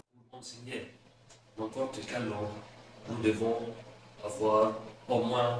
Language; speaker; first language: French; non-native, fluent; Arabic